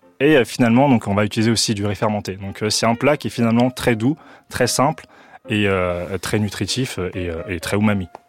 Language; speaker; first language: French; early bilingual, other home language; Wu Chinese